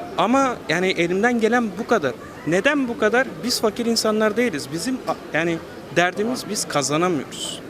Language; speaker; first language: Turkish; non-native, local second language; Kurdish